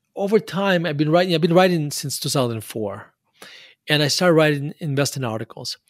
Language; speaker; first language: English; non-native, fluent; Russian